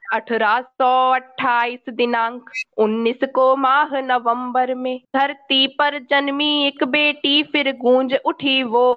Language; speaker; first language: Hindi; native; Hindi